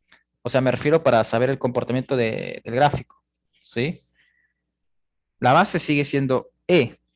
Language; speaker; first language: Spanish; native; Spanish